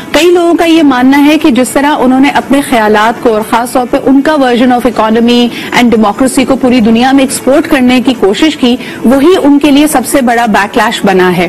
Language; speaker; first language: Urdu; native; Urdu